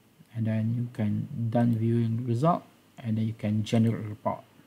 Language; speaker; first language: English; non-native, local second language; Malay